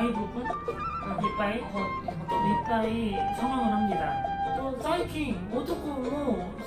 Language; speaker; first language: Japanese; non-native, learner; Korean